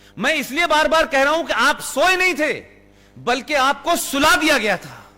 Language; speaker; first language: Hindi; native; Hindi